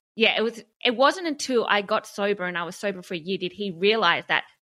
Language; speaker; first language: English; native; English